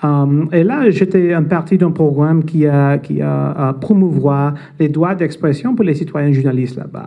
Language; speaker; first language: French; non-native, fluent; English